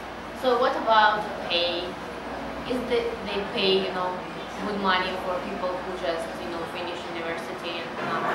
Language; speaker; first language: English; non-native, learner; Russian